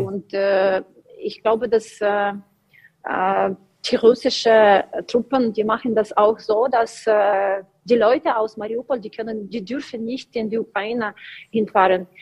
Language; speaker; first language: German; non-native, learner; Ukrainian